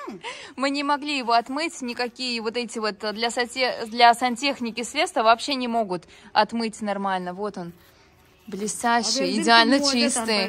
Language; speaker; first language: Russian; native; Russian